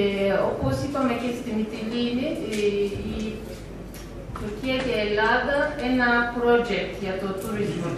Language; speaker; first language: Greek; non-native, learner; Turkish